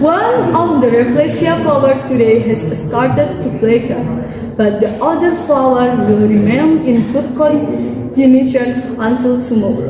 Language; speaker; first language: English; non-native, learner; Indonesian